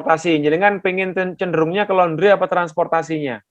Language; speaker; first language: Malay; non-native, local second language; Javanese